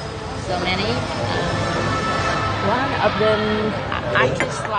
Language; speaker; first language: English; non-native, learner; Vietnamese